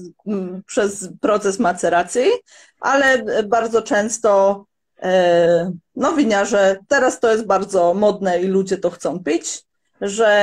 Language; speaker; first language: Polish; non-native, fluent; Croatian